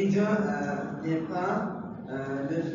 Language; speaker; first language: French; non-native, learner; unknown